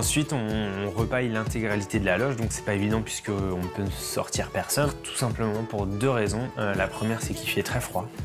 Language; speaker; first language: French; native; French